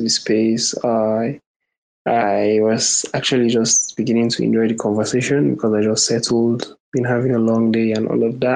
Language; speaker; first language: English; non-native, local second language; Hausa